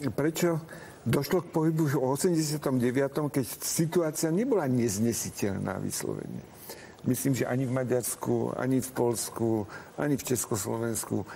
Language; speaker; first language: Slovak; non-native, local second language; Hungarian